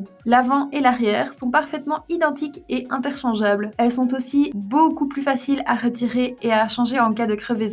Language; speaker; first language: French; native; French